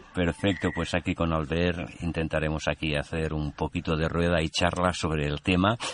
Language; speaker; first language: Spanish; non-native, local second language; Catalan